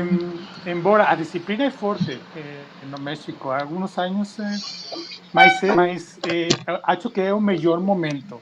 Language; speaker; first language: Portuguese; non-native, fluent; Spanish